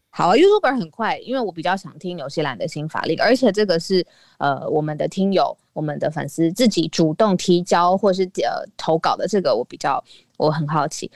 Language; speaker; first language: Chinese; native; Chinese